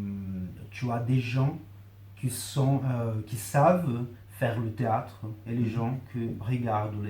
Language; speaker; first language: French; non-native, fluent; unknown